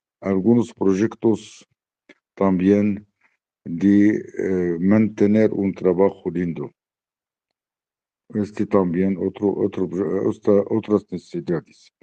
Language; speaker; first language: Spanish; non-native, learner; Arabic